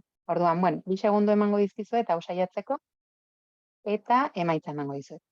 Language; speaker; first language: Basque; non-native, local second language; Spanish